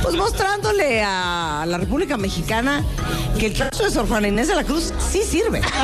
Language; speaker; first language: Spanish; native; Spanish